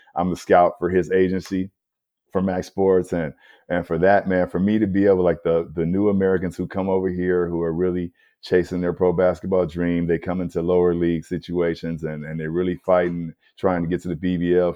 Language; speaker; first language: English; native; English